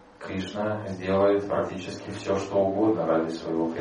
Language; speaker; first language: Russian; native; Russian